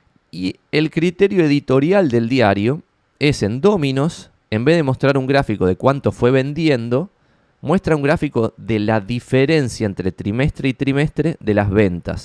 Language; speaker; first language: Spanish; native; Spanish